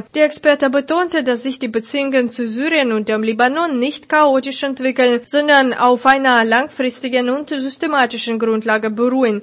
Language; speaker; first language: German; non-native, fluent; Russian